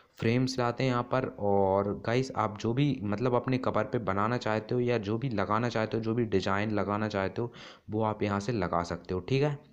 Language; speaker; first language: Hindi; native; Hindi